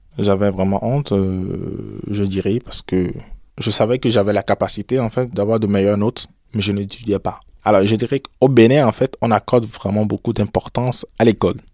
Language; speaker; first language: French; non-native, local second language; Fon